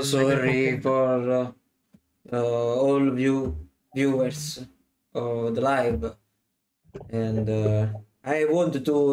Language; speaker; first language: English; non-native, learner; Italian